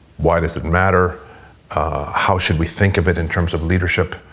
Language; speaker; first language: English; non-native, fluent; Swedish